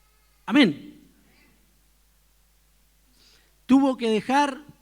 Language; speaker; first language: Spanish; native; Spanish